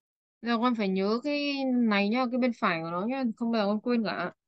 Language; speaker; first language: Chinese; non-native, fluent; Vietnamese